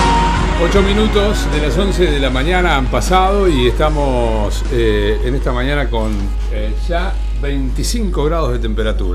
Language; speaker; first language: Spanish; native; Spanish